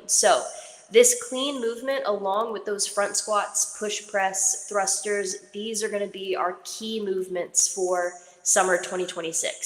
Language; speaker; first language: English; native; English